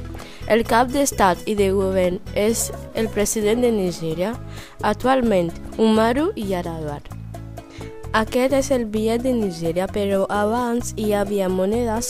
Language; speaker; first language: Catalan; non-native, learner; Bini